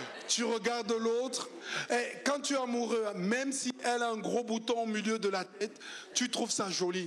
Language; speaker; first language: French; native; French